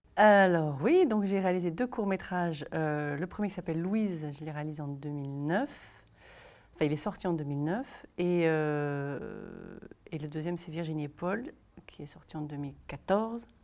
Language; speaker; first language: French; native; French